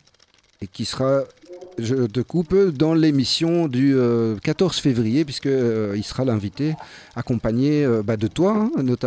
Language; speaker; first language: French; native; French